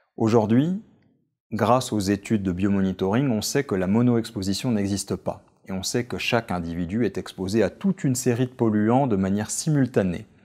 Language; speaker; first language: French; native; French